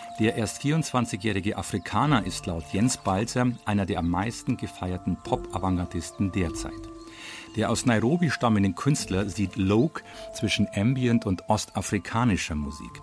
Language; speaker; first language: German; native; German